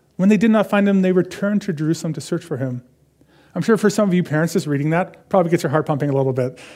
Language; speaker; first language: English; native; English